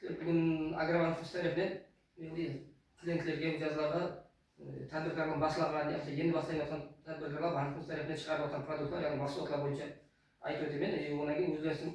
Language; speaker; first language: Uzbek; non-native, local second language; Kara-Kalpak